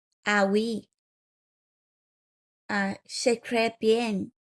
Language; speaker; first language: French; non-native, learner; Vietnamese